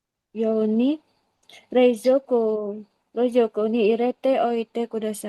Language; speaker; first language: Japanese; non-native, learner; Indonesian